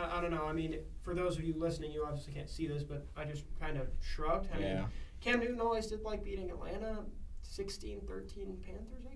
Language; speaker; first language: English; native; English